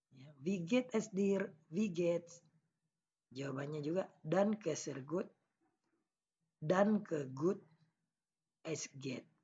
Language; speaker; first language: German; non-native, learner; Indonesian